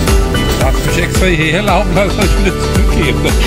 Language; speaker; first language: German; native; German